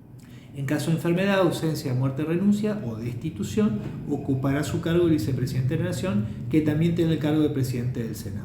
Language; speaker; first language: Spanish; native; Spanish